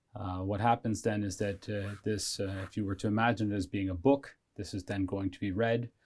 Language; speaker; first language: English; native; English